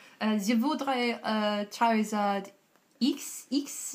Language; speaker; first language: French; non-native, learner; English